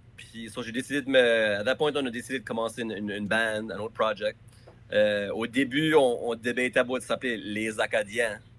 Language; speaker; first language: French; native; French